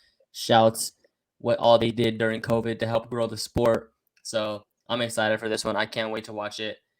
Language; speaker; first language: English; native; English